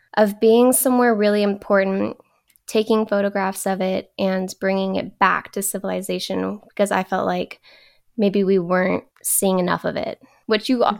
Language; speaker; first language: English; native; English